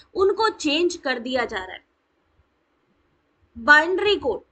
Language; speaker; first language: Hindi; native; Hindi